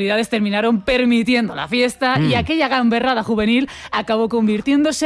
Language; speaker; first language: Spanish; native; Spanish